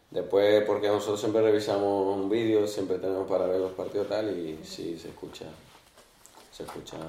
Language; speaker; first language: Spanish; early bilingual, other home language; Arabic